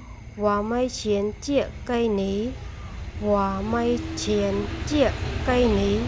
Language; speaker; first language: Chinese; non-native, fluent; Khmer